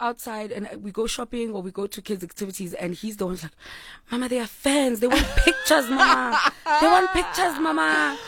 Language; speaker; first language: English; non-native, local second language; Xhosa